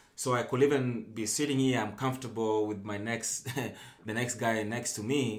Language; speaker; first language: English; non-native, local second language; Luyia